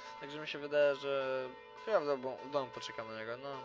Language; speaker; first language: Polish; native; Polish